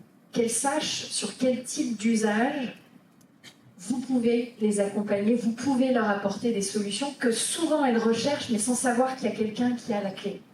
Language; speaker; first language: French; native; French